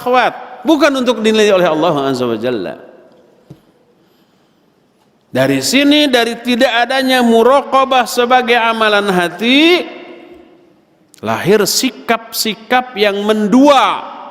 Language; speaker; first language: Indonesian; native; Indonesian